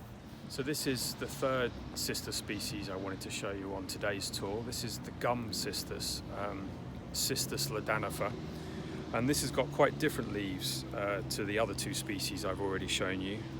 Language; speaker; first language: English; native; English